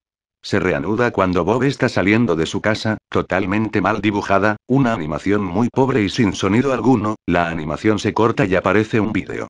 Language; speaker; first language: Spanish; native; Spanish